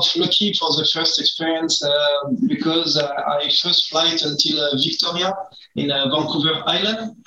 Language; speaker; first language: English; non-native, learner; French